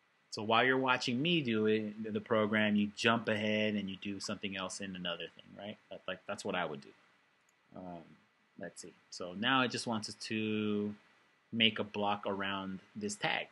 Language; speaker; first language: English; early bilingual, other home language; Spanish